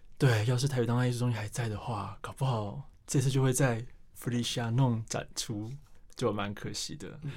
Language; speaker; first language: Chinese; native; Chinese